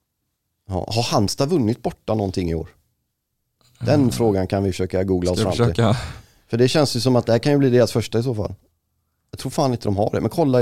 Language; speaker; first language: Swedish; native; Swedish